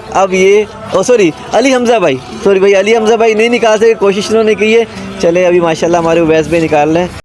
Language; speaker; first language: Urdu; non-native, local second language; Punjabi